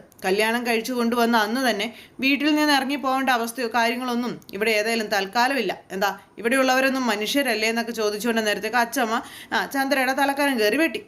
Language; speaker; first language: Malayalam; native; Malayalam